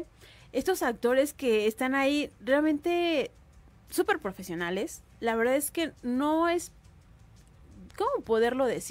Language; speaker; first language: Spanish; native; Spanish